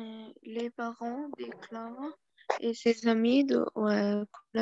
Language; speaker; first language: French; non-native, learner; Arabic